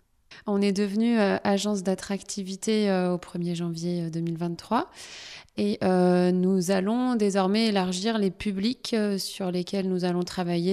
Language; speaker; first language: French; native; French